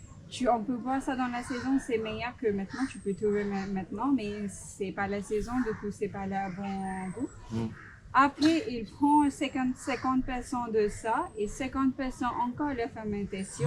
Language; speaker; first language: French; non-native, fluent; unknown